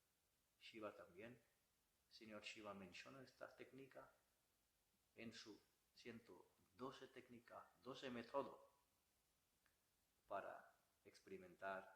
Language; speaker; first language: Spanish; non-native, learner; Bangla